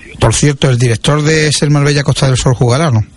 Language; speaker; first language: Spanish; native; Spanish